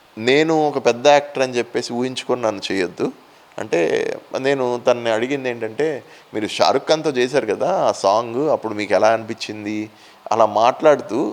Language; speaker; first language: Telugu; native; Telugu